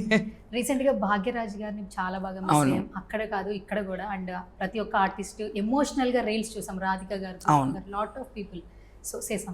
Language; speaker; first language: Telugu; native; Telugu